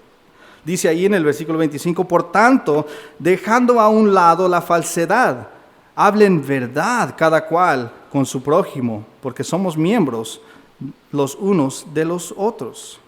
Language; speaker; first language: Spanish; native; Spanish